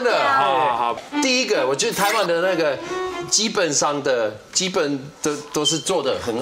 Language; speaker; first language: Chinese; non-native, fluent; German